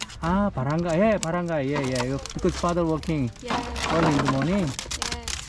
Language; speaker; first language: English; non-native, learner; Korean